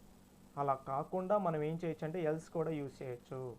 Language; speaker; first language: Telugu; native; Telugu